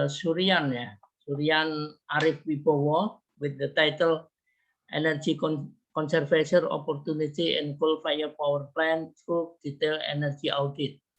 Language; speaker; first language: English; non-native, learner; Indonesian